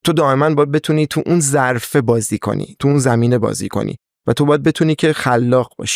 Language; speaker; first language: Persian; native; Persian